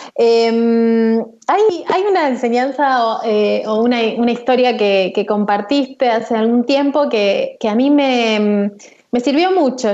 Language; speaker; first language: Spanish; native; Spanish